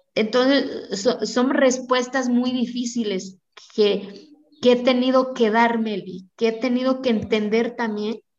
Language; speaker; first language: Spanish; non-native, local second language; Zapotec